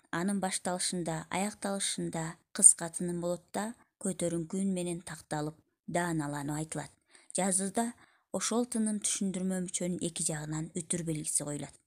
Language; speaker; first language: Kyrgyz; native; Kyrgyz